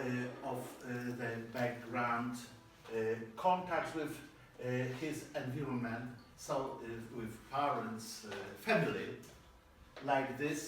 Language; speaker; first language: English; non-native, learner; Polish